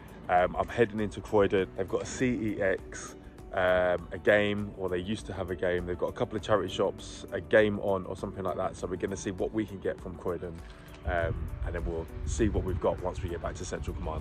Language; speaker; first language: English; native; English